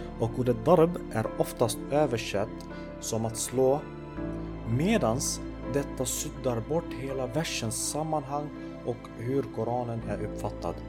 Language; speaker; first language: Swedish; early bilingual, other home language; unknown